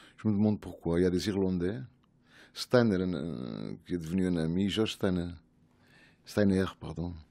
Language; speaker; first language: French; non-native, fluent; Portuguese